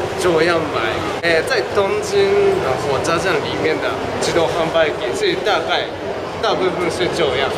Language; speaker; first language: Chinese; non-native, learner; Japanese